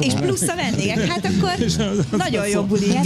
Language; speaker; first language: Hungarian; native; Hungarian